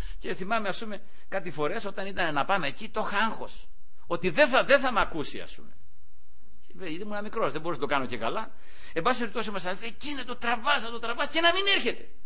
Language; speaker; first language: Greek; native; Greek